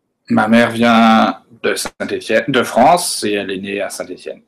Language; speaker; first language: French; native; French